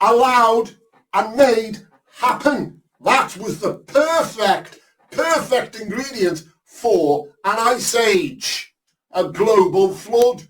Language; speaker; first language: English; native; English